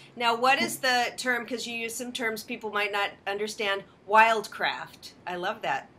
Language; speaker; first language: English; native; English